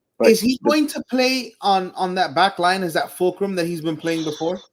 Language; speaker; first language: English; native; English